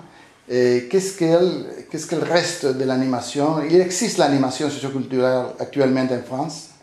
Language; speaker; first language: French; non-native, fluent; Spanish